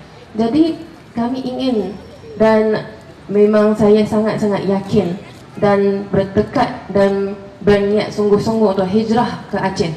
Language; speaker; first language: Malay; non-native, fluent; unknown